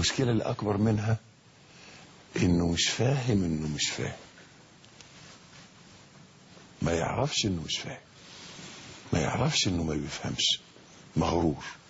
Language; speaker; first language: Arabic; native; Arabic